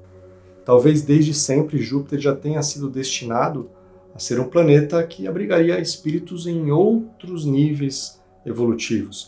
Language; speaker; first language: Portuguese; native; Portuguese